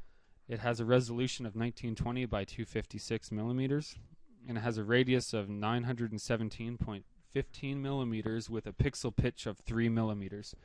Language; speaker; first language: English; native; English